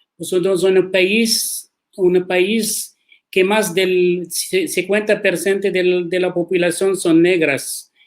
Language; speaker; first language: Spanish; non-native, learner; Arabic